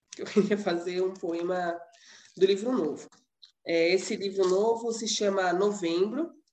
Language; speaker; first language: Portuguese; native; Portuguese